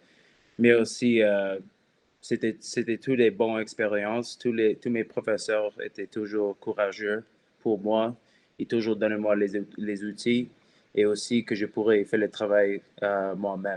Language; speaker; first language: French; non-native, local second language; English